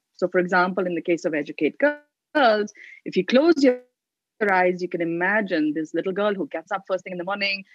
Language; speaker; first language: English; non-native, local second language; Hindi